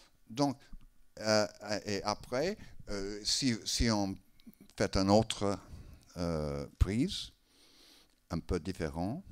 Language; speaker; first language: French; non-native, learner; English